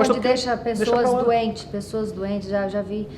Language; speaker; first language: Portuguese; native; Portuguese